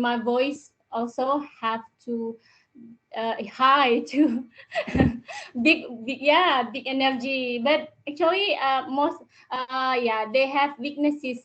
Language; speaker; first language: English; non-native, learner; Indonesian